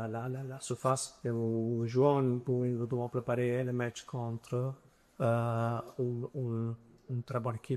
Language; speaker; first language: French; non-native, fluent; Italian